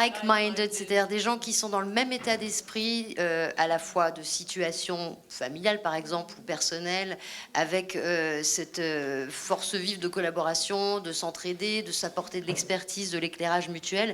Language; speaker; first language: French; native; French